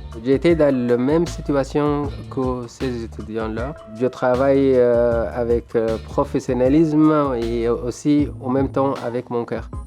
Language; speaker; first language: French; non-native, fluent; Arabic